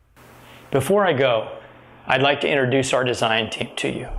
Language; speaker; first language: English; native; English